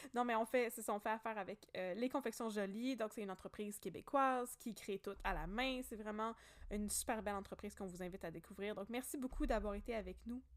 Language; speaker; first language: French; native; French